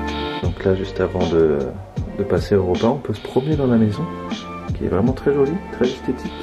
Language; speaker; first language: French; native; French